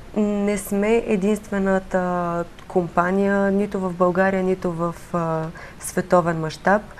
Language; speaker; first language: Bulgarian; native; Bulgarian